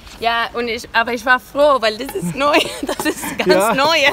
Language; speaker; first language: German; non-native, learner; Spanish